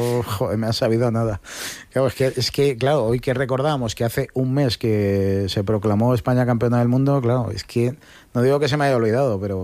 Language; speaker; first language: Spanish; native; Spanish